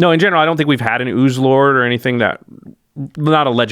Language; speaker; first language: English; native; English